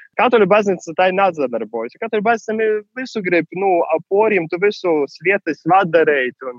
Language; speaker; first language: Latvian; non-native, fluent; Russian